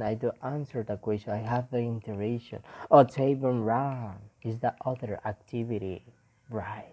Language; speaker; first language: English; non-native, learner; Spanish